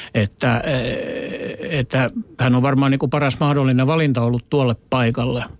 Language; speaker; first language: Finnish; native; Finnish